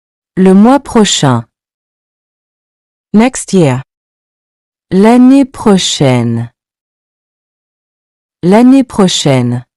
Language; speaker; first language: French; non-native, fluent; English